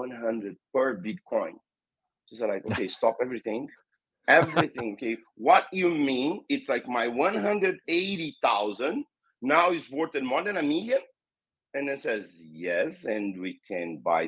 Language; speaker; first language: English; non-native, fluent; Portuguese